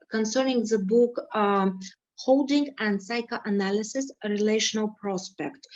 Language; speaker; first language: English; non-native, fluent; Ukrainian